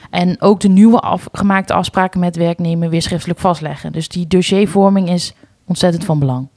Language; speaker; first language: Dutch; native; Dutch